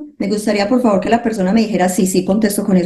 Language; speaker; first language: Spanish; native; Spanish